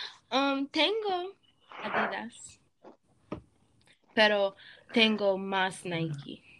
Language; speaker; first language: Spanish; non-native, learner; English